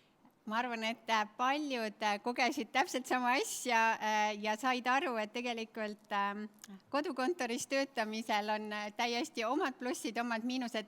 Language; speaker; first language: Estonian; native; Estonian